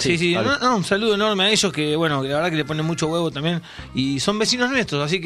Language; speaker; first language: Spanish; native; Spanish